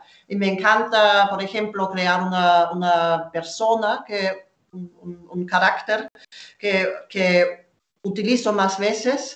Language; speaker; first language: Spanish; non-native, fluent; German